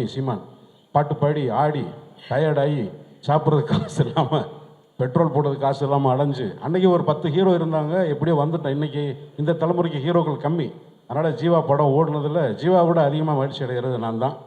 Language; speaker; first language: Tamil; native; Tamil